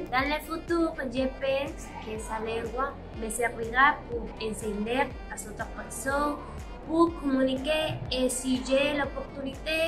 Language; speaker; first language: French; non-native, learner; Spanish